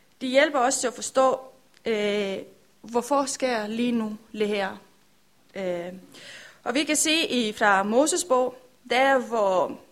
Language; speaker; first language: Danish; non-native, learner; Romanian